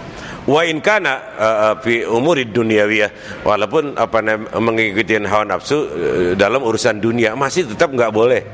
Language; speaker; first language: Indonesian; native; Indonesian